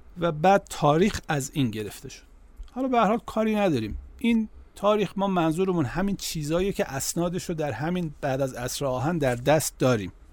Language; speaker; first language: Persian; native; Persian